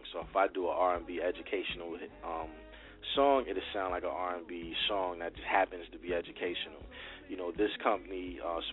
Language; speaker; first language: English; native; English